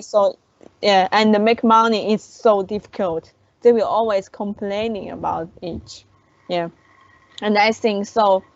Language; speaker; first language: English; non-native, learner; Chinese